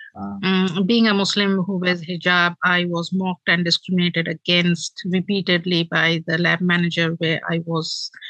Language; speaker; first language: English; non-native, local second language; Bangla